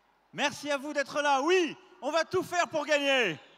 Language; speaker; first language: French; native; French